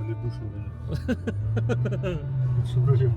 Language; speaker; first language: Russian; native; Russian